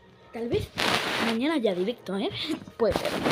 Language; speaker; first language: Spanish; native; Spanish